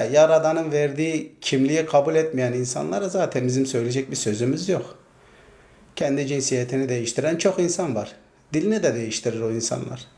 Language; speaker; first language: Turkish; non-native, local second language; Zaza